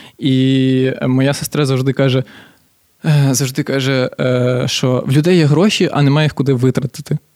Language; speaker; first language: Ukrainian; native; Ukrainian